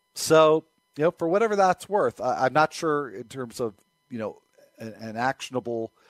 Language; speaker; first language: English; native; English